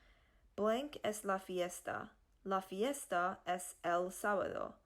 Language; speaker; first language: Spanish; non-native, learner; English